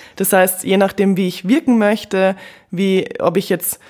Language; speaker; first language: German; native; German